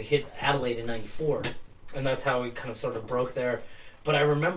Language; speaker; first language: English; native; English